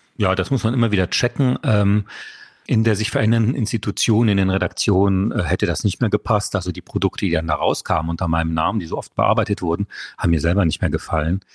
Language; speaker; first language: German; early bilingual, other home language; French